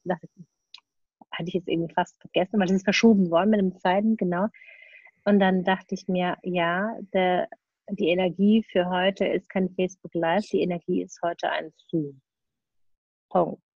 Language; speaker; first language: German; native; German